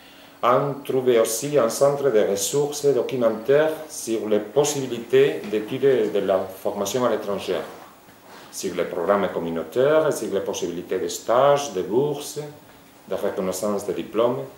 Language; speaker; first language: French; non-native, fluent; Spanish